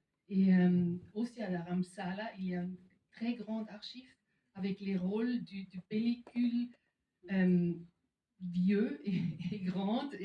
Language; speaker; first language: French; non-native, fluent; German